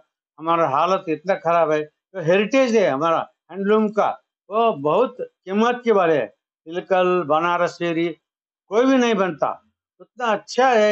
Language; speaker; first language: Hindi; non-native, local second language; Kannada